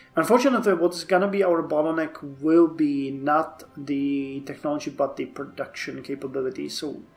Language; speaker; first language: English; non-native, fluent; Czech